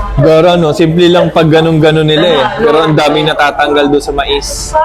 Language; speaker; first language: Filipino; native; Filipino